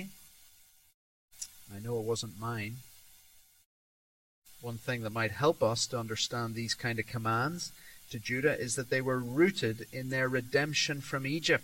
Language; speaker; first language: English; native; English